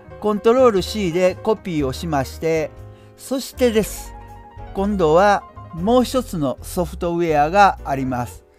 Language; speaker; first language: Japanese; native; Japanese